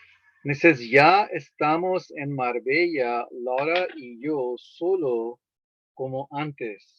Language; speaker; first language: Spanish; non-native, fluent; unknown